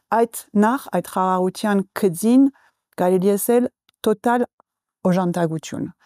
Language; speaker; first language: Armenian; early bilingual, heritage; Armenian